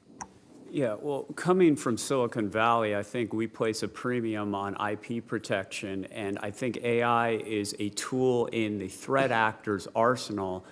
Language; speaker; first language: English; native; English